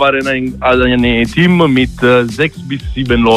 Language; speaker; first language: German; non-native, learner; Italian